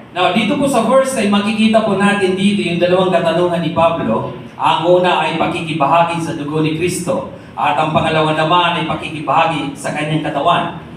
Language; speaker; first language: Filipino; non-native, local second language; Masbatenyo